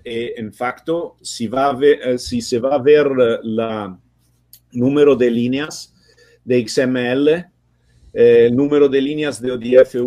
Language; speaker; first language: Spanish; non-native, fluent; Italian